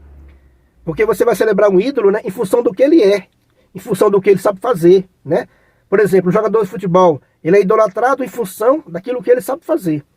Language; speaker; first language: Portuguese; native; Portuguese